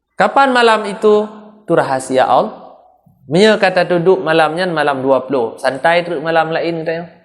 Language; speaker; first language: Malay; non-native, local second language; Achinese